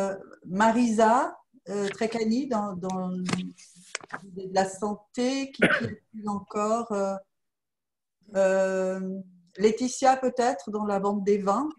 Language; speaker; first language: French; native; French